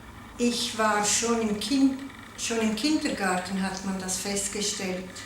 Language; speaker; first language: German; non-native, local second language; Italian